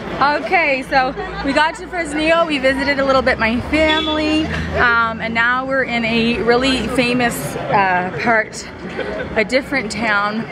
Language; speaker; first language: English; early bilingual, heritage; English